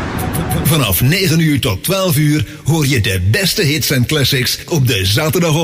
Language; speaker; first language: Dutch; native; Dutch